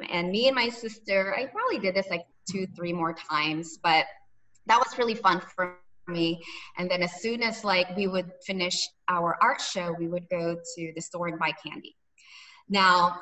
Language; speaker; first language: English; early bilingual, other home language; Cebuano